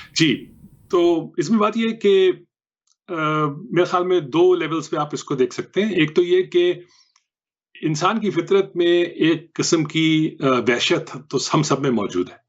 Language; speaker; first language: Urdu; native; Urdu